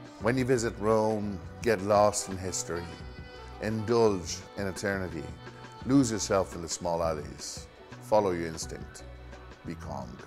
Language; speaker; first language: English; non-native, fluent; Italian